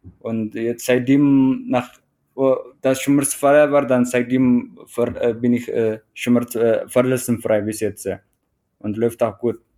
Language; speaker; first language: German; non-native, fluent; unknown